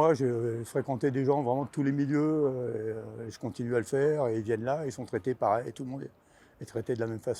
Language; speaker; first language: French; native; French